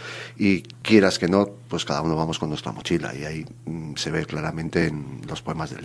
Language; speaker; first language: Spanish; native; Spanish